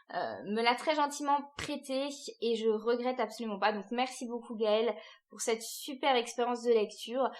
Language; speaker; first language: French; native; French